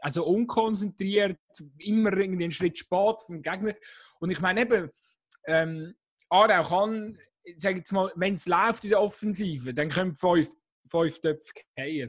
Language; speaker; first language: German; native; German